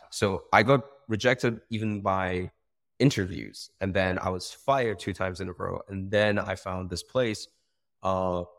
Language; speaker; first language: English; non-native, fluent; Persian